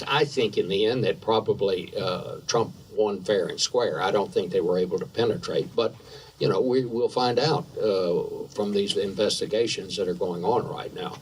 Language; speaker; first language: English; native; English